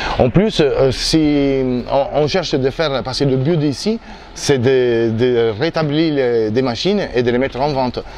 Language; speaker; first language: French; non-native, fluent; Italian